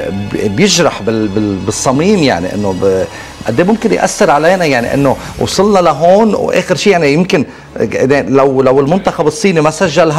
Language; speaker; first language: Arabic; native; Arabic